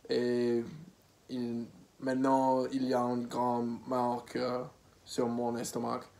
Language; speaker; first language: French; non-native, learner; English